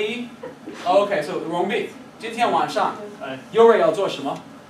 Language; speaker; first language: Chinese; non-native, fluent; English